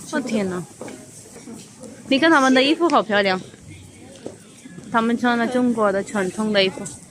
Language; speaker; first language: Chinese; non-native, fluent; Urdu